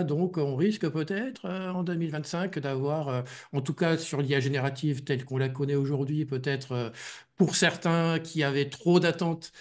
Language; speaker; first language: French; native; French